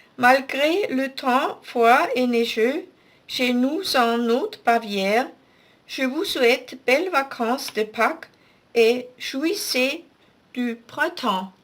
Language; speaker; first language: French; non-native, fluent; German